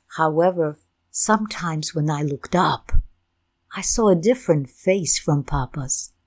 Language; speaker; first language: English; non-native, fluent; Ukrainian